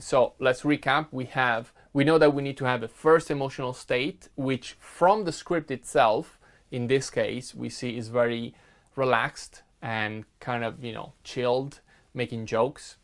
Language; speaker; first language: English; non-native, fluent; Italian